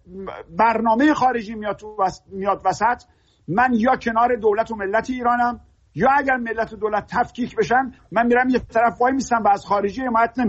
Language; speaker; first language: Persian; native; Persian